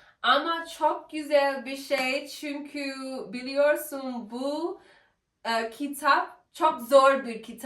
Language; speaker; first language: Turkish; non-native, learner; English